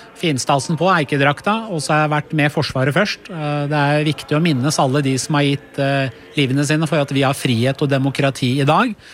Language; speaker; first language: Norwegian; early bilingual, other home language; Persian